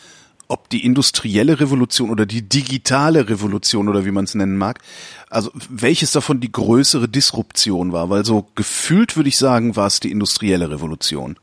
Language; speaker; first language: German; native; German